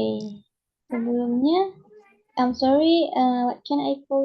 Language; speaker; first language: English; non-native, learner; Indonesian